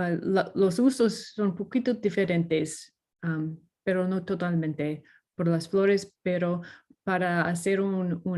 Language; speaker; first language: Spanish; non-native, learner; English